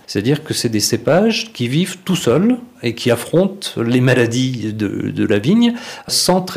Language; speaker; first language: French; native; French